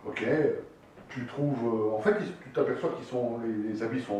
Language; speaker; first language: French; native; French